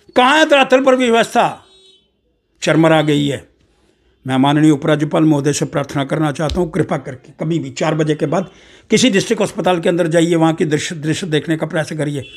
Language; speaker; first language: Hindi; non-native, local second language; Dogri